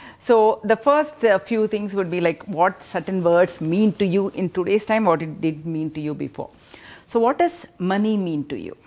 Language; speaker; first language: English; non-native, local second language; Telugu